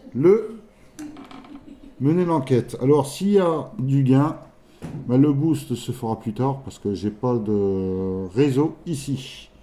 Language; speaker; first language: French; native; French